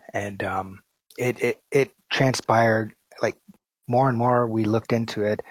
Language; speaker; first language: English; native; English